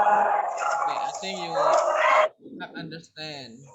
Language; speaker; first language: English; non-native, learner; Indonesian